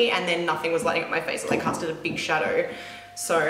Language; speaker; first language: English; native; English